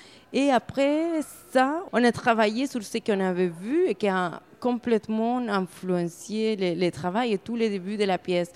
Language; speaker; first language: French; non-native, fluent; Spanish